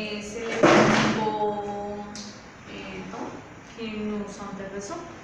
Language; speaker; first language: French; non-native, learner; Spanish